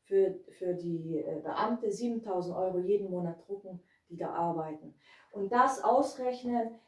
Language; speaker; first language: German; non-native, fluent; Hungarian